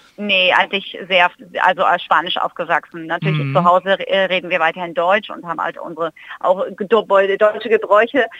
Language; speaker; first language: German; early bilingual, heritage; German